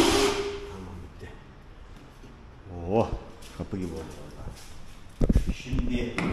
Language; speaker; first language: Turkish; native; Turkish